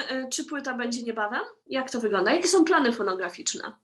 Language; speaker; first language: Polish; native; Polish